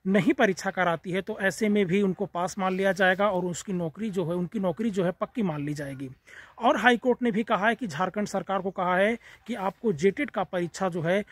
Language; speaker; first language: Hindi; native; Hindi